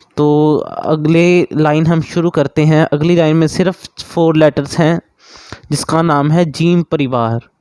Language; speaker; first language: Hindi; native; Hindi